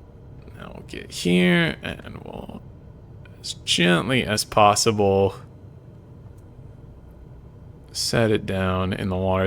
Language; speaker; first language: English; native; English